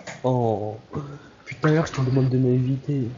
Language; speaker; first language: French; native; French